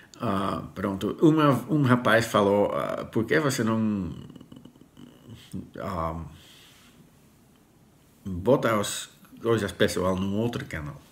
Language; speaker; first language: Portuguese; non-native, learner; Dutch